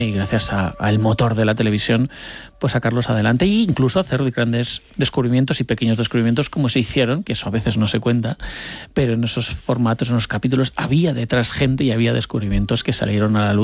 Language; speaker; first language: Spanish; native; Spanish